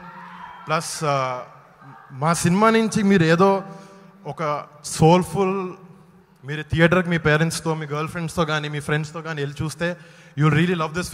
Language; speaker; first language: Telugu; native; Telugu